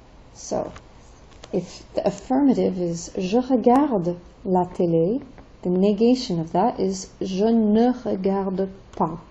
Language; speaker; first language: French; non-native, fluent; English